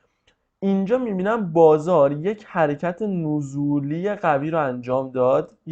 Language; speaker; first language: Persian; native; Persian